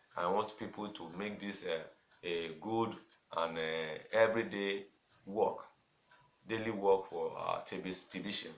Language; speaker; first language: English; non-native, local second language; Yoruba